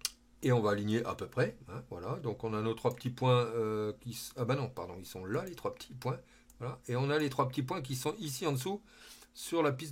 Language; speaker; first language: French; native; French